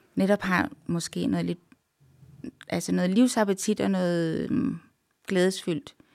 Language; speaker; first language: Danish; native; Danish